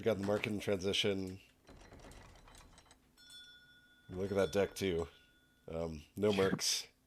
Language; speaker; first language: English; native; English